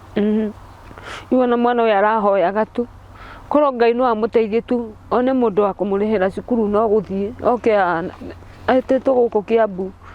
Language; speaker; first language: Kikuyu; non-native, local second language; Turkish